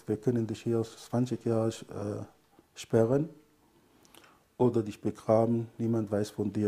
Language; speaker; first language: German; non-native, fluent; Arabic